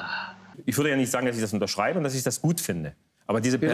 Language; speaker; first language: German; native; German